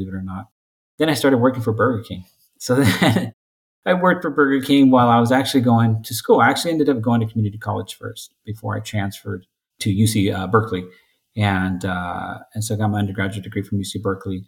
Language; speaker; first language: English; native; English